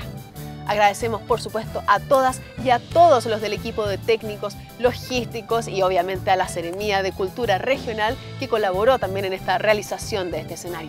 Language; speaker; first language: Spanish; native; Spanish